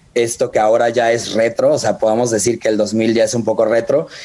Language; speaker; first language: Spanish; native; Spanish